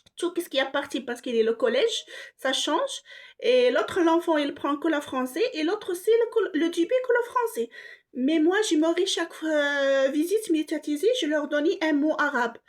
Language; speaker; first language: French; non-native, local second language; Arabic